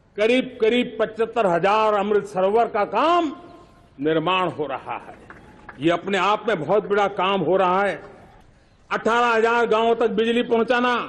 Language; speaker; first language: Hindi; non-native, local second language; Gujarati